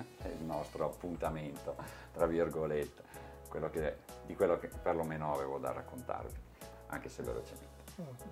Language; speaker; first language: Italian; native; Italian